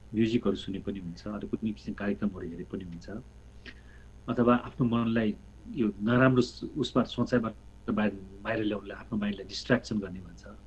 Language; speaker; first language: Nepali; native; Nepali